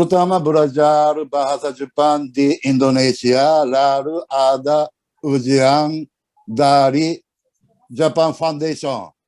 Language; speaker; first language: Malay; non-native, learner; Japanese